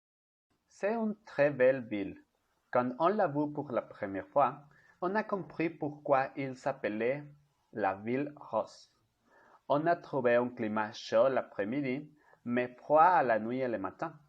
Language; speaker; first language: French; non-native, learner; Spanish